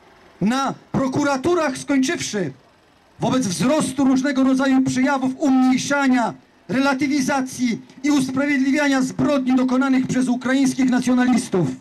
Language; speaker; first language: Polish; native; Polish